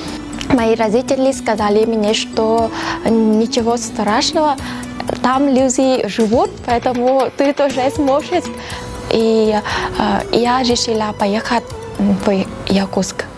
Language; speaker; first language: Russian; non-native, fluent; Vietnamese